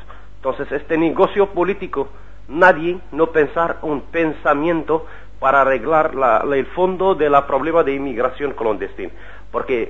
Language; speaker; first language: Spanish; non-native, learner; Arabic